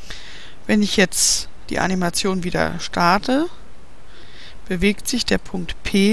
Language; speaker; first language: German; native; German